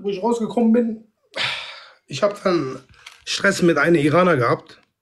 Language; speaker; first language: German; non-native, fluent; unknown